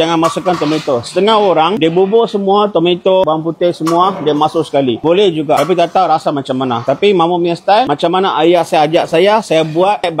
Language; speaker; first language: Malay; native; Malay